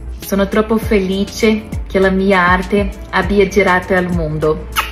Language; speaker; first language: Italian; non-native, fluent; Portuguese